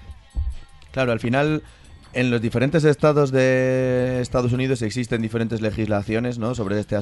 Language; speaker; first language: Spanish; native; Spanish